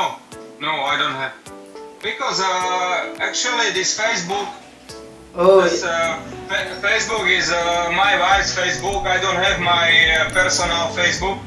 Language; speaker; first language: English; non-native, fluent; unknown